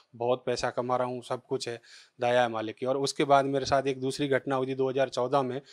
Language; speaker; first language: Hindi; native; Hindi